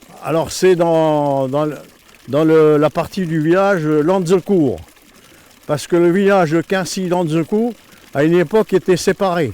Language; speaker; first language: French; native; French